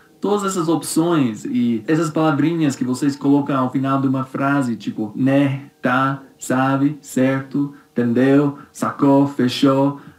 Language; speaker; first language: Portuguese; non-native, fluent; English